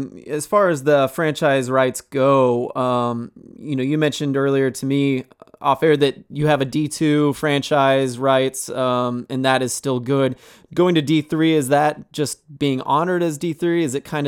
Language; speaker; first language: English; native; English